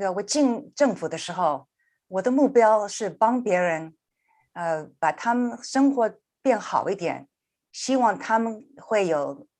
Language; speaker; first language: Chinese; early bilingual, heritage; Chinese